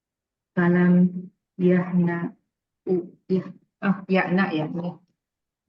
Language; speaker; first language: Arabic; non-native, learner; Indonesian